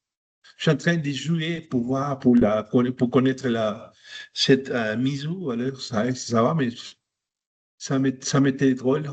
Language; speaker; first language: French; non-native, fluent; Spanish